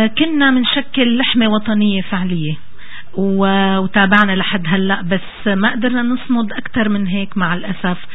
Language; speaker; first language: Arabic; native; Arabic